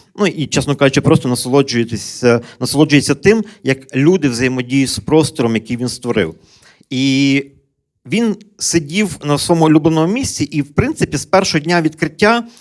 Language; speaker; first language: Ukrainian; native; Ukrainian